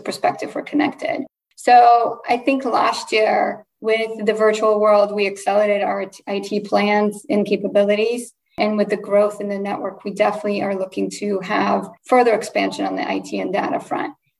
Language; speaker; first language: English; non-native, fluent; Polish